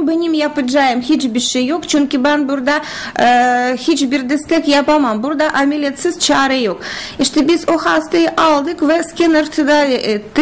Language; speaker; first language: Turkish; non-native, learner; Russian